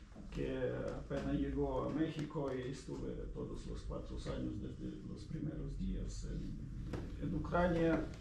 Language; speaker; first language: Spanish; non-native, learner; Ukrainian